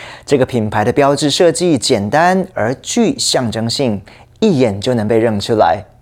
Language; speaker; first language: Chinese; native; Chinese